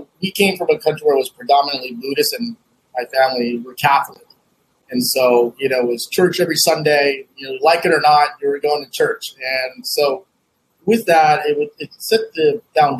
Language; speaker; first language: English; native; English